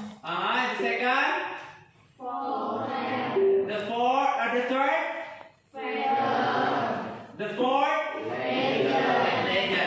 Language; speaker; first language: English; non-native, fluent; Indonesian